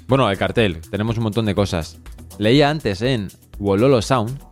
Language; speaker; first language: Spanish; native; Spanish